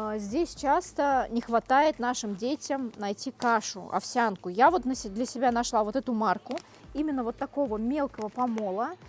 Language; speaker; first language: Russian; native; Russian